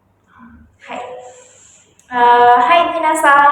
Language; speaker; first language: Japanese; non-native, learner; Indonesian